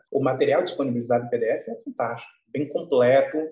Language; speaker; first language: Portuguese; native; Portuguese